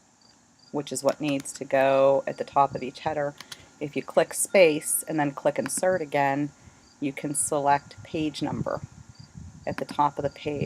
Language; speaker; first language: English; native; English